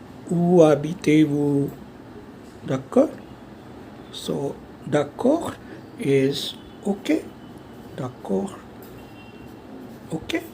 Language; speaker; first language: French; non-native, learner; Hindi